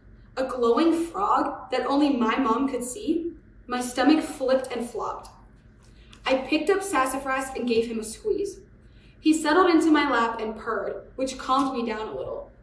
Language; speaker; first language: English; native; English